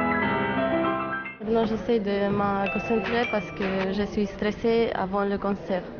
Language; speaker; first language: French; non-native, learner; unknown